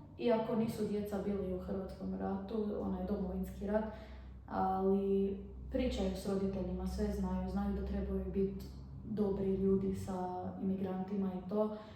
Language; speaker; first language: Bosnian; early bilingual, other home language; Arabic